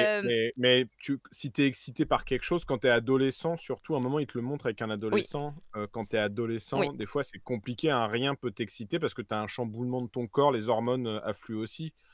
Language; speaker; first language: French; native; French